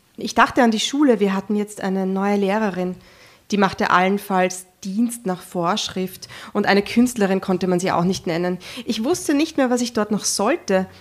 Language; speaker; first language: German; early bilingual, other home language; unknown